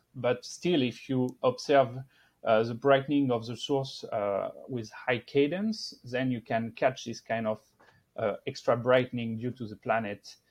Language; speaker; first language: English; non-native, fluent; French